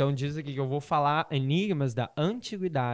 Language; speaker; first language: Portuguese; native; Portuguese